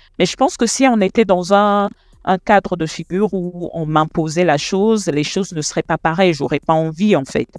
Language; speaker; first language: French; non-native, local second language; Lingala